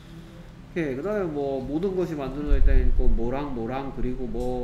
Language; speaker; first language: Korean; native; Korean